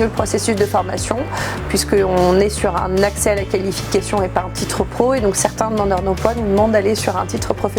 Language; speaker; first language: French; native; French